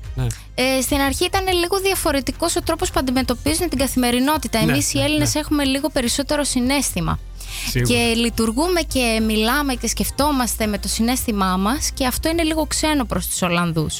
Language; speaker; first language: Greek; native; Greek